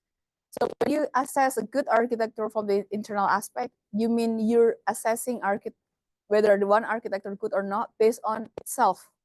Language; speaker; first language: English; non-native, fluent; Indonesian